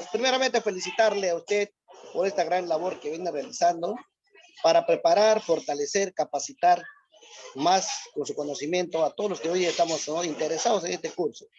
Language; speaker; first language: Spanish; native; Spanish